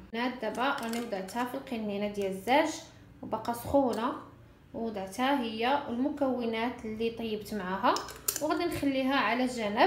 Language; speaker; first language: Arabic; native; Arabic